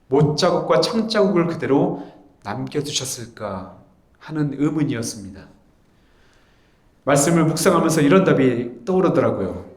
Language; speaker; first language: Korean; native; Korean